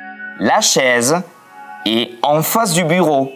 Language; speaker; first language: French; non-native, fluent; Spanish